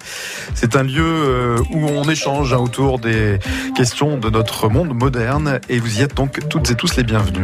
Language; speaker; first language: French; native; French